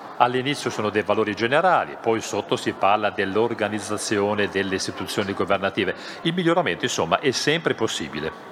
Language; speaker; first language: Italian; non-native, fluent; German